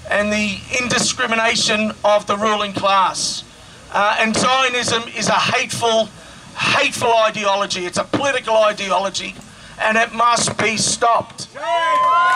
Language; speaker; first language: English; native; English